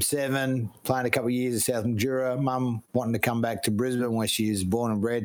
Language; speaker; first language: English; native; English